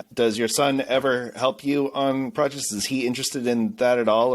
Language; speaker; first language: English; native; English